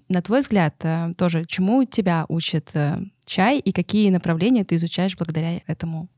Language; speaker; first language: Russian; native; Russian